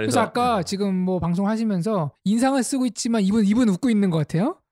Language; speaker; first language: Korean; native; Korean